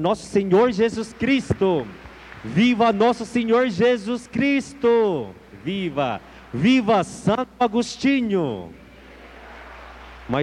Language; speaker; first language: Portuguese; non-native, fluent; Filipino